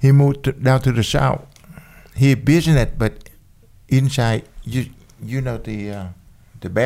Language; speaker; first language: English; non-native, learner; Vietnamese